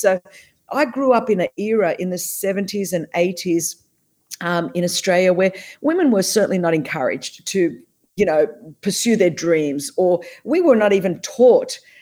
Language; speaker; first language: English; non-native, local second language; Greek